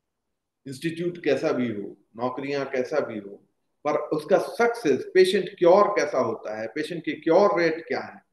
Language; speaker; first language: Hindi; native; Hindi